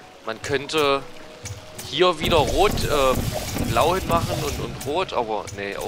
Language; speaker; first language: German; native; German